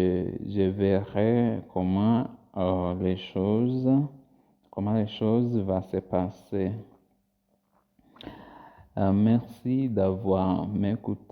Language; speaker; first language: French; non-native, learner; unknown